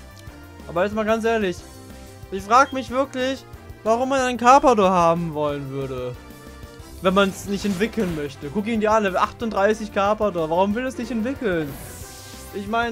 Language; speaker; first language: German; native; German